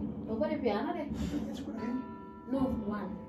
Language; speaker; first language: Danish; non-native, learner; Filipino